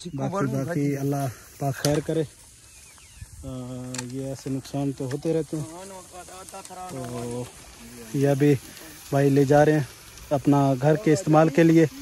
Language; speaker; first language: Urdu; non-native, local second language; Saraiki